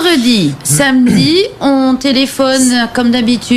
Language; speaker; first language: French; native; French